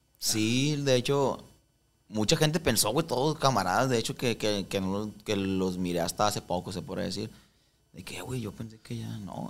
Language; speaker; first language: Spanish; native; Spanish